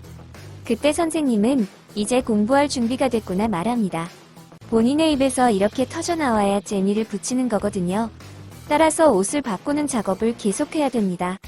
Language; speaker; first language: Korean; native; Korean